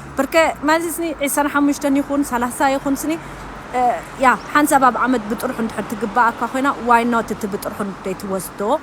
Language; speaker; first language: Tigrinya; early bilingual, heritage; German